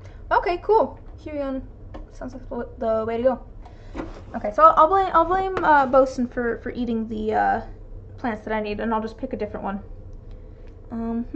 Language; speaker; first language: English; native; English